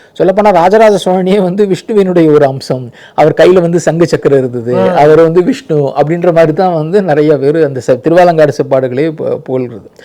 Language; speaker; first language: Tamil; native; Tamil